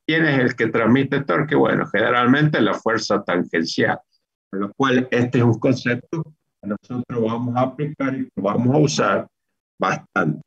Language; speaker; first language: Spanish; native; Spanish